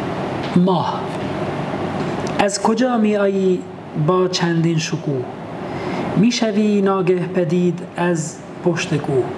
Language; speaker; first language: Persian; non-native, fluent; Albanian